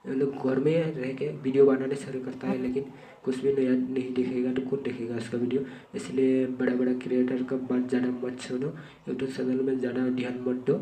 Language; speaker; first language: Hindi; non-native, local second language; Bodo